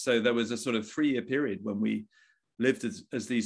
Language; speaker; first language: English; native; English